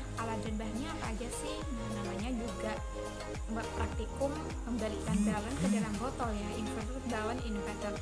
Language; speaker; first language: Indonesian; non-native, local second language; Madurese